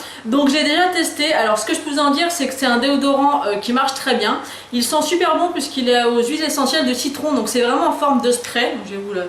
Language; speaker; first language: French; native; French